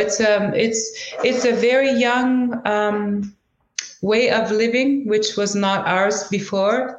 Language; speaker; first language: English; non-native, fluent; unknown